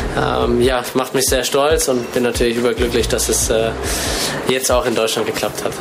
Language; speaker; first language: German; native; German